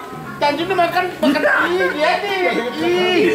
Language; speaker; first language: Indonesian; non-native, fluent; Japanese